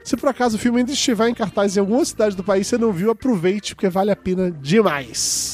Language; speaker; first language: Portuguese; native; Portuguese